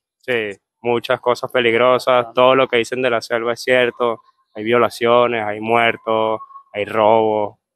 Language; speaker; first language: Spanish; native; Spanish